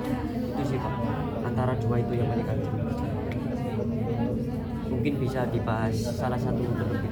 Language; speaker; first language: Indonesian; native; Indonesian